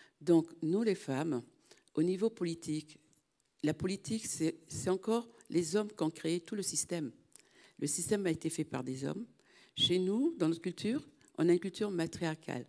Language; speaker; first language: French; native; French